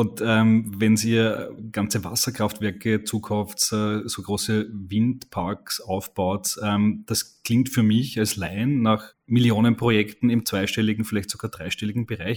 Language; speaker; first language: German; native; German